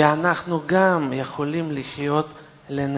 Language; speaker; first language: Hebrew; non-native, fluent; Russian